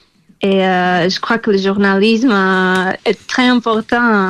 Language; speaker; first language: French; non-native, fluent; Portuguese